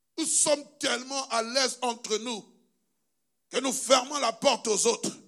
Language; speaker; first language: French; non-native, local second language; Luba-Lulua